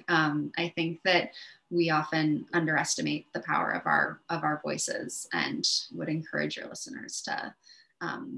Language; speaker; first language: English; native; English